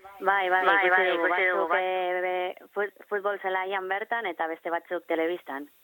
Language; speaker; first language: Basque; non-native, learner; Catalan